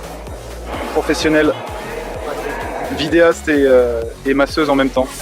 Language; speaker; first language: French; native; French